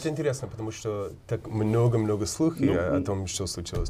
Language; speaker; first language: Russian; non-native, learner; English